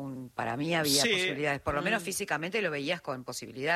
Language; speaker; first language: Spanish; native; Spanish